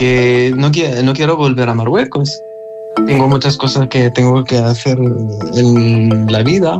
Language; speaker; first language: Spanish; non-native, learner; Arabic